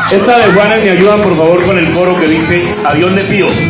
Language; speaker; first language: Spanish; native; Spanish